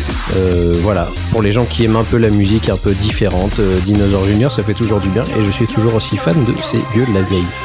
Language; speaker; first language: French; native; French